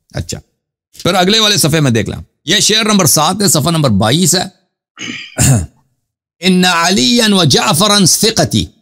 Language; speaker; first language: Urdu; non-native, fluent; Persian